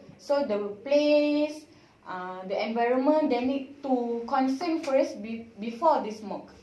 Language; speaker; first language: English; non-native, learner; Malay